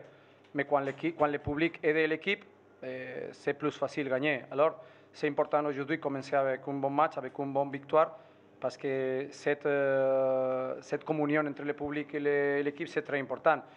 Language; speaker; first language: French; non-native, fluent; Spanish